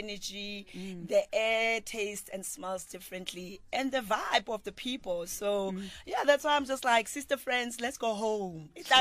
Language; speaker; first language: English; non-native, local second language; Southern Sotho